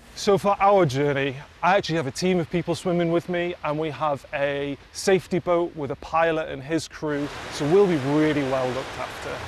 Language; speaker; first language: English; native; English